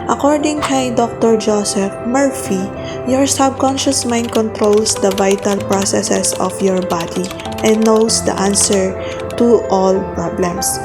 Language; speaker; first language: English; non-native, local second language; Filipino